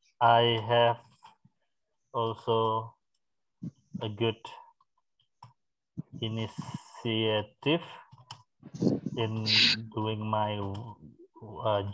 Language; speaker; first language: English; non-native, fluent; Indonesian